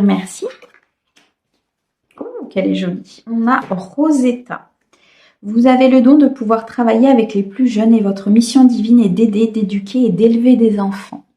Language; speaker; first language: French; native; French